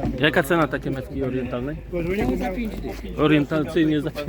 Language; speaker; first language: Polish; native; Polish